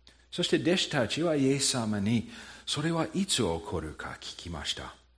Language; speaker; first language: Japanese; non-native, fluent; English